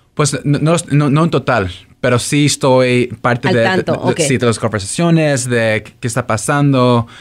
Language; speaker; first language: Spanish; early bilingual, heritage; Spanish